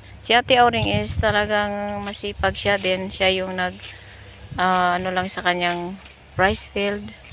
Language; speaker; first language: Filipino; non-native, local second language; Cebuano